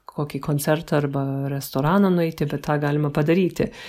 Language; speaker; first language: Lithuanian; early bilingual, heritage; English